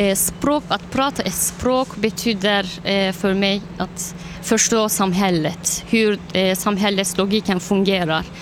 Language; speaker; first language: Swedish; non-native, fluent; Turkish